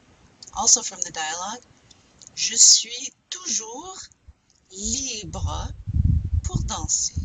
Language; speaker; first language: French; non-native, fluent; English